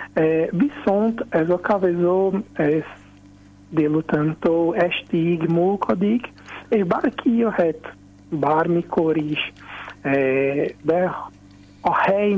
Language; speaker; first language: Hungarian; non-native, learner; Portuguese